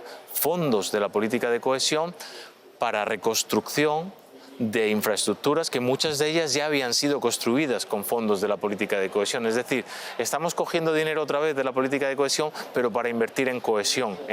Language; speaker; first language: Spanish; native; Spanish